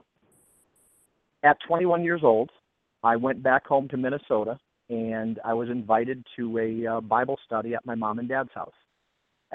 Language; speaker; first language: English; native; English